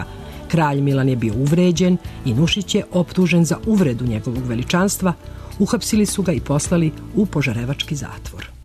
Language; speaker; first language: Serbian; native; Serbian